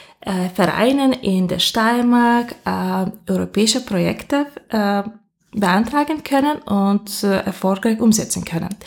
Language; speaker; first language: German; non-native, fluent; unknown